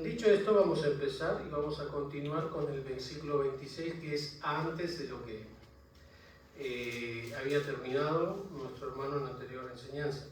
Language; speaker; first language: Spanish; native; Spanish